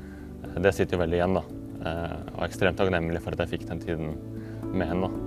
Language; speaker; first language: Norwegian; native; Norwegian